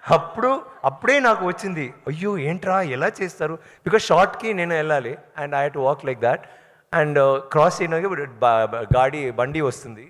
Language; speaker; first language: Telugu; non-native, learner; Tamil